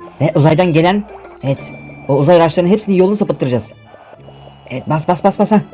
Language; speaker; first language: Turkish; native; Turkish